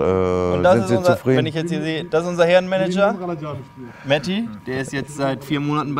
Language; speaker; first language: German; native; German